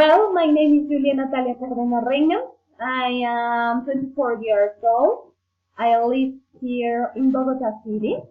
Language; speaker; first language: English; non-native, learner; Spanish